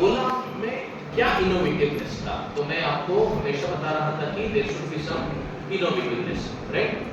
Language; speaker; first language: Hindi; non-native, local second language; Kannada